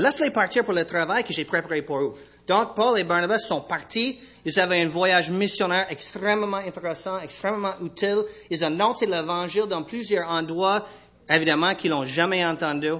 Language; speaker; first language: French; non-native, fluent; English